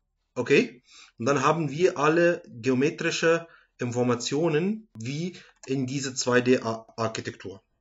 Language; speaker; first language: German; non-native, fluent; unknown